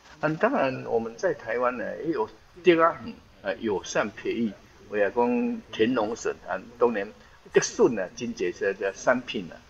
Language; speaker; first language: Chinese; native; Chinese